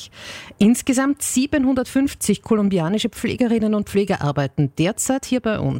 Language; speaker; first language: German; native; German